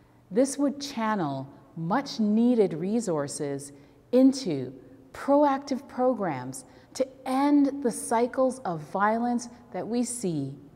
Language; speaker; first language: English; native; English